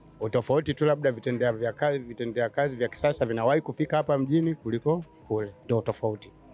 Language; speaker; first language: Swahili; native; Swahili